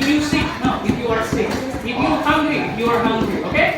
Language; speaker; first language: English; non-native, fluent; Indonesian